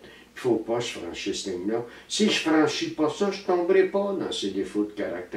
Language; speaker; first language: French; native; French